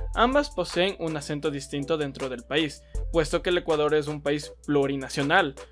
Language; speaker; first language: Spanish; native; Spanish